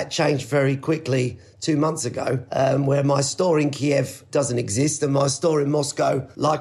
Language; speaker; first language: English; native; English